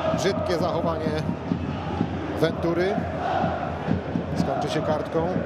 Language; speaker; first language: Polish; native; Polish